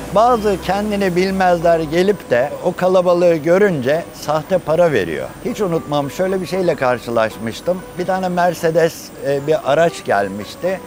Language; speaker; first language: Turkish; native; Turkish